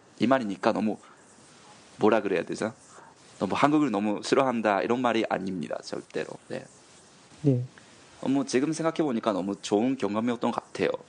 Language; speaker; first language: Korean; non-native, fluent; Japanese